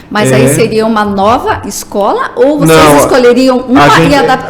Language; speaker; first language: Portuguese; native; Portuguese